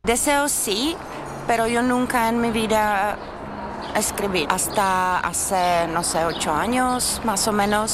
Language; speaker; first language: Spanish; non-native, learner; Czech